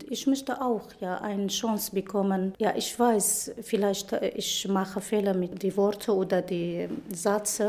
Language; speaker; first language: German; non-native, learner; Arabic